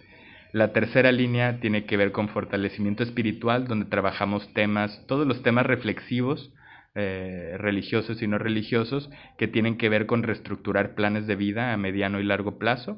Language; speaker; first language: Spanish; native; Spanish